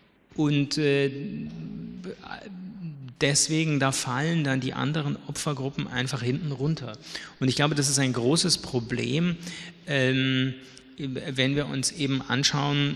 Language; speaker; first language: German; native; German